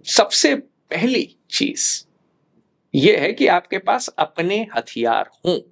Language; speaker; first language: Hindi; native; Hindi